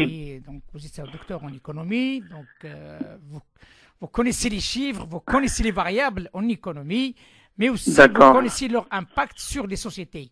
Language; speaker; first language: French; non-native, local second language; Arabic